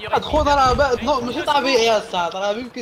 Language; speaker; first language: Arabic; native; Arabic